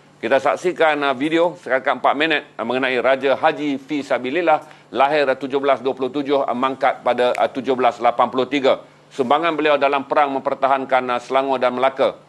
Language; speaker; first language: Malay; native; Malay